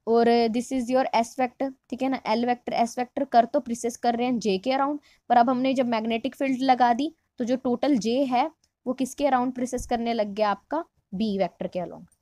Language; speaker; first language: Hindi; non-native, local second language; Punjabi